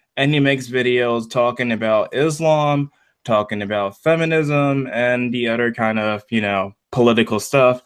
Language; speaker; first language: English; native; English